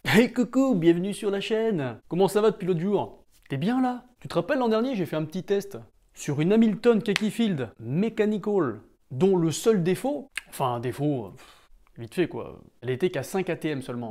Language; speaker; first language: French; native; French